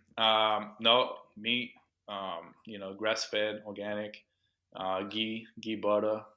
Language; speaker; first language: English; non-native, local second language; French